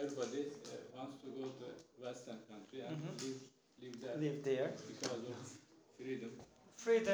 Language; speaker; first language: English; non-native, fluent; Turkish